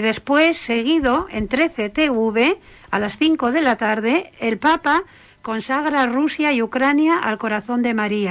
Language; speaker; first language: Spanish; native; Spanish